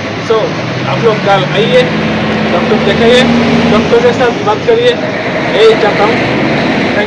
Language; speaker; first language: Hindi; non-native, fluent; Bangla